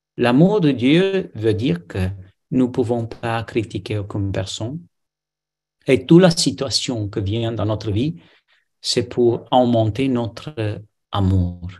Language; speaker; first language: French; non-native, fluent; Romanian